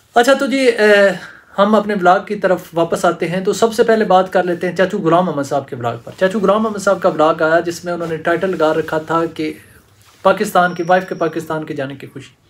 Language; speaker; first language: Urdu; non-native, local second language; Punjabi